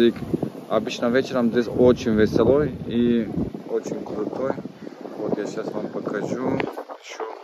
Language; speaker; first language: Russian; non-native, learner; Turkish